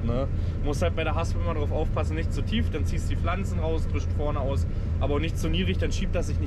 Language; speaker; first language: German; native; German